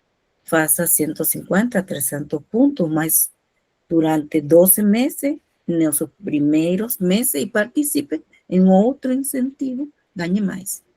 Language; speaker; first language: Portuguese; non-native, fluent; Spanish